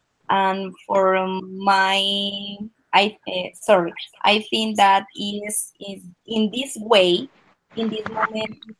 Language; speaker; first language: English; non-native, learner; Spanish